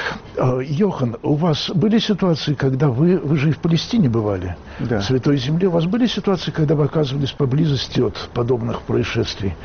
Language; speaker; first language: Russian; native; Russian